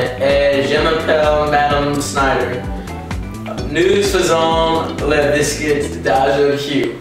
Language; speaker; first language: French; non-native, learner; English